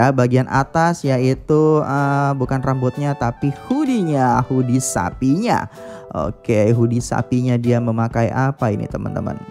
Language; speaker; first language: Indonesian; native; Indonesian